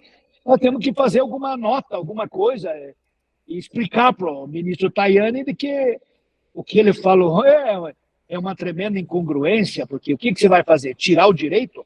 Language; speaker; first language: Portuguese; native; Portuguese